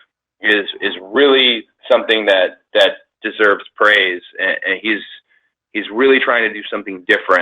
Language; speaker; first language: English; native; English